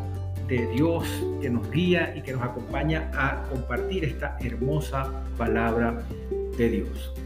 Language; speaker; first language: Spanish; native; Spanish